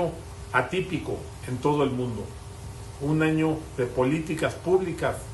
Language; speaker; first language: Spanish; native; Spanish